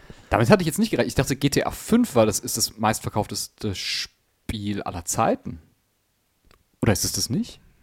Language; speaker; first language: German; native; German